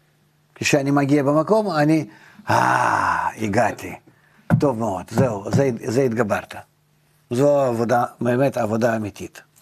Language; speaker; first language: Hebrew; non-native, fluent; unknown